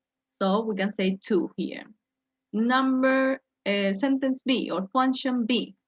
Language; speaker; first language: English; non-native, fluent; Spanish